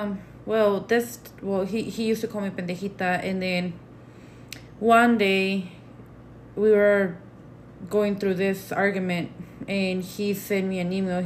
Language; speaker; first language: English; non-native, fluent; Spanish